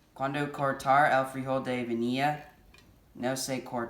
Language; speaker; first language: Spanish; non-native, learner; English